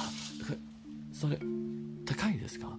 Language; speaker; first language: Japanese; non-native, learner; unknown